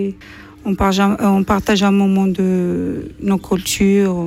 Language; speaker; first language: French; non-native, learner; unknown